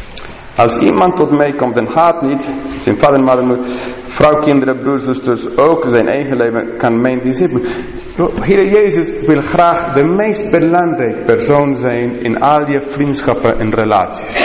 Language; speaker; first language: Dutch; non-native, fluent; English